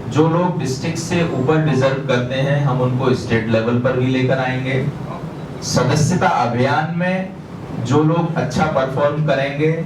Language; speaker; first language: Hindi; native; Hindi